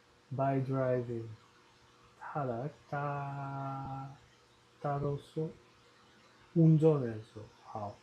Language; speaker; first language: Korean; non-native, learner; Dutch